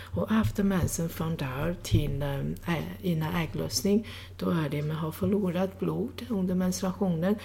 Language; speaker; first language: Swedish; non-native, fluent; Chinese